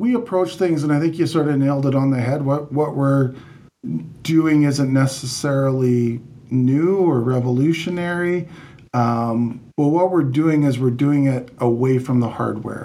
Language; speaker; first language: English; native; English